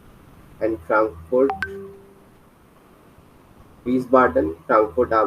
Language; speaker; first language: German; non-native, fluent; Hindi